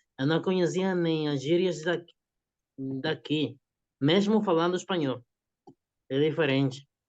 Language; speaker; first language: Portuguese; non-native, fluent; Spanish